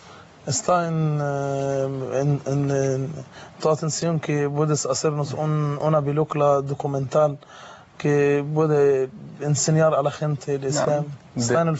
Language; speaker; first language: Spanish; non-native, fluent; Arabic